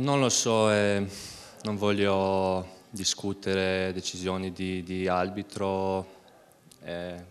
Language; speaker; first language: Italian; non-native, learner; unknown